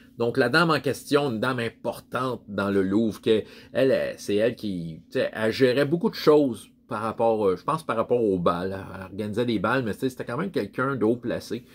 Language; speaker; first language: French; native; French